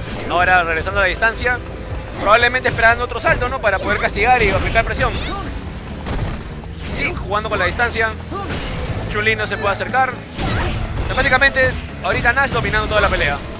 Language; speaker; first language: Spanish; native; Spanish